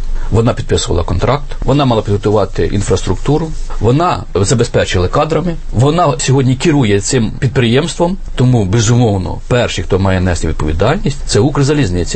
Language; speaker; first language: Ukrainian; native; Ukrainian